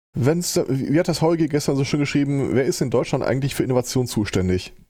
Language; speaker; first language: German; native; German